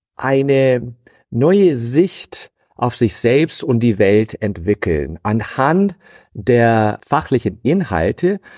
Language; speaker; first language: German; non-native, fluent; English